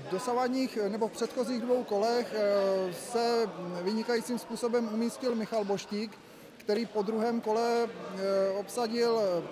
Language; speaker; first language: Czech; native; Czech